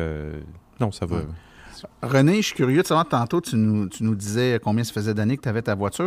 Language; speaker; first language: French; native; French